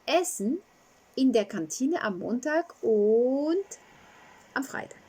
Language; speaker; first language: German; non-native, fluent; French